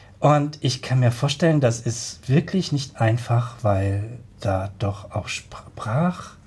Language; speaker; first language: German; native; German